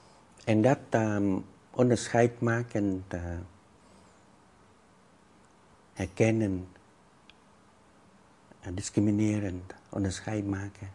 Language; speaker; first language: Dutch; non-native, fluent; Vietnamese